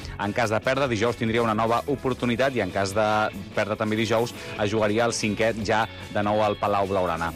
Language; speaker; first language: Catalan; native; Catalan